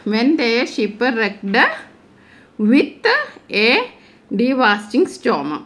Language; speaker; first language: English; non-native, local second language; Malayalam